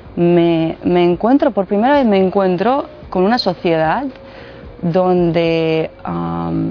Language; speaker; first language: Spanish; non-native, fluent; Bosnian